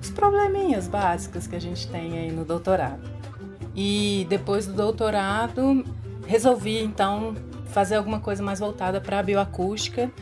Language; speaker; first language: Portuguese; native; Portuguese